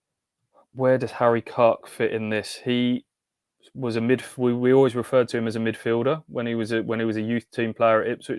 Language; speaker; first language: English; native; English